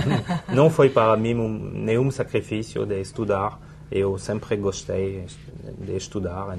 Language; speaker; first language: Portuguese; non-native, fluent; French